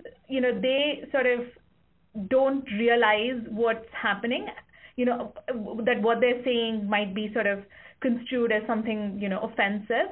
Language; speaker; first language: English; non-native, local second language; Kannada